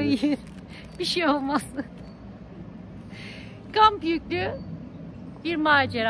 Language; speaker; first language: Turkish; native; Turkish